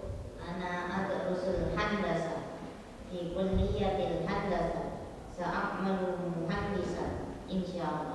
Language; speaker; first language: Arabic; non-native, learner; Indonesian